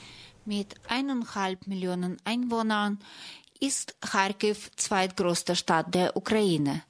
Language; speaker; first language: German; non-native, fluent; Russian